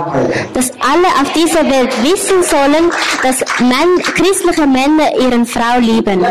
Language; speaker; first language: German; non-native, learner; Thai